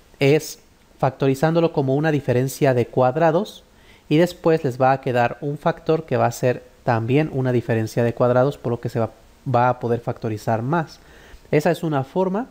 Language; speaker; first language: Spanish; native; Spanish